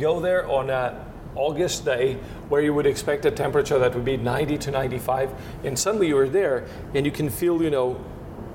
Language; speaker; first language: English; non-native, fluent; Portuguese